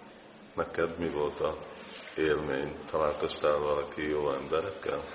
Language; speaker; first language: Hungarian; non-native, fluent; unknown